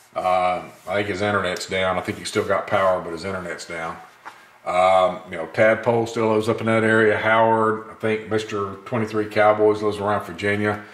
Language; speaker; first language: English; native; English